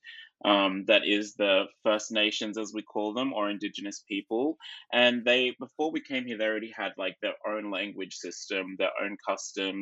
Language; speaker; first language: English; native; English